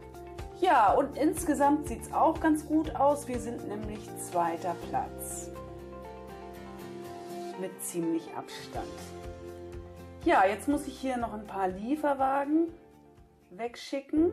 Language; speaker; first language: German; native; German